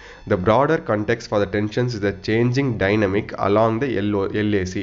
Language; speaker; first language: English; non-native, local second language; Tamil